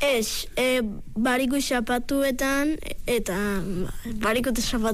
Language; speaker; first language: Basque; native; Basque